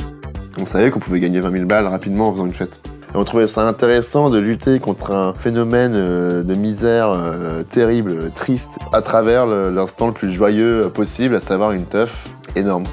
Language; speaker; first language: French; native; French